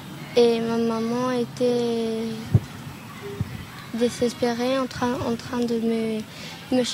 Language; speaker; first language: French; non-native, learner; Spanish